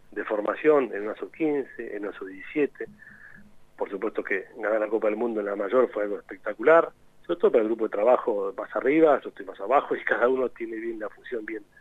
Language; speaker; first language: Spanish; native; Spanish